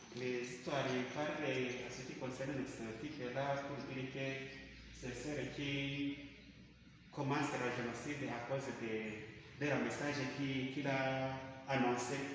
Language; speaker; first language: French; non-native, local second language; Kinyarwanda